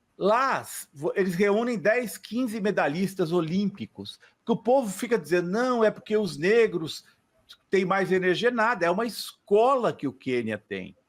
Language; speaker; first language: Portuguese; native; Portuguese